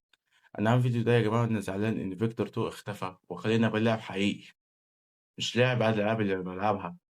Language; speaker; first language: Arabic; native; Arabic